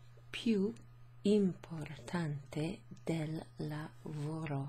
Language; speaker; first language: Italian; non-native, fluent; English